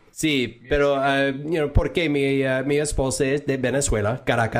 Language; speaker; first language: Spanish; non-native, learner; English